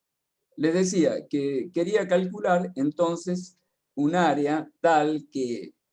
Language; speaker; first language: Spanish; native; Spanish